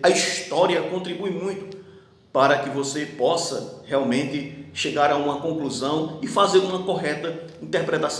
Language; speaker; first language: Portuguese; native; Portuguese